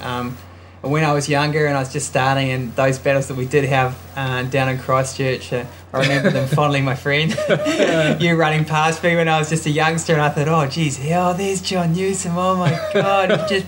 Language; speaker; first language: English; native; English